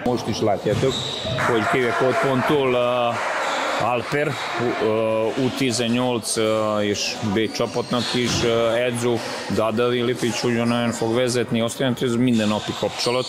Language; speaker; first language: Hungarian; non-native, fluent; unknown